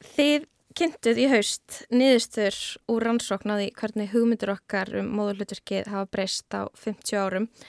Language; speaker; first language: Icelandic; native; Icelandic